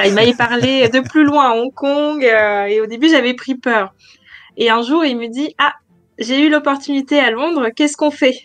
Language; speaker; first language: French; native; French